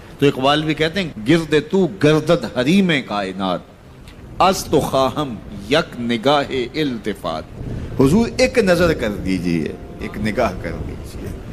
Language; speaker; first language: Urdu; non-native, local second language; Punjabi